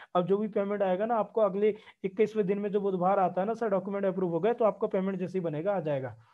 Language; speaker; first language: Hindi; native; Hindi